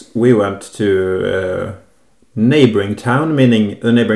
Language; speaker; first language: English; non-native, fluent; Norwegian